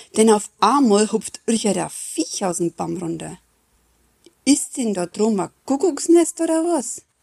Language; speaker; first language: German; native; German